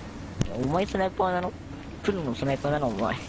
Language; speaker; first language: Japanese; native; Japanese